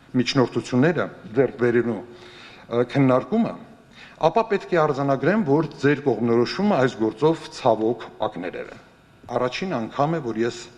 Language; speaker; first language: Armenian; native; Armenian